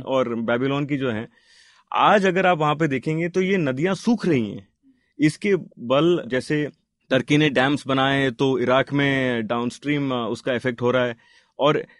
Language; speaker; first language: Hindi; non-native, local second language; Telugu